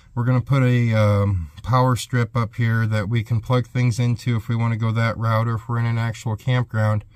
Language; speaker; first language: English; native; English